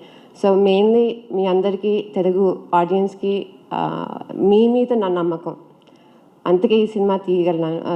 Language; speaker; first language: Telugu; early bilingual, heritage; Telugu